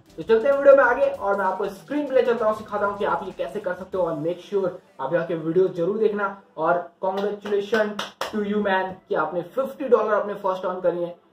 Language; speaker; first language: Hindi; native; Hindi